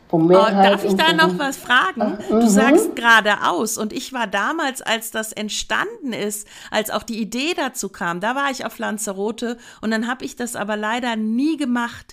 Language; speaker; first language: German; native; German